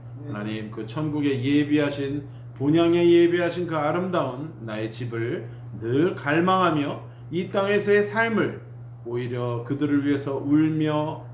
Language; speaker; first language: Korean; native; Korean